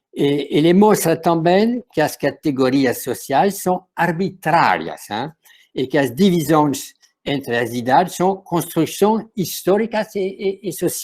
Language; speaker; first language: Portuguese; non-native, fluent; French